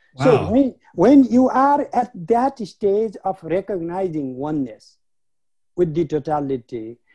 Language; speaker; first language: English; non-native, local second language; Nepali